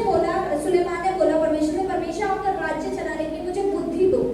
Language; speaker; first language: Hindi; native; Hindi